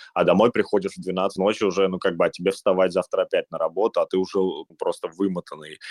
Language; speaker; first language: Russian; native; Russian